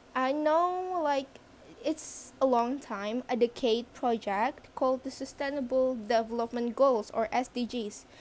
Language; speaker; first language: English; non-native, fluent; Indonesian